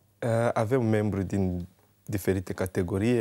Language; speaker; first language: Romanian; non-native, learner; Kinyarwanda